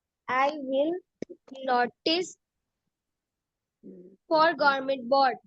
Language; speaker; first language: English; non-native, learner; Urdu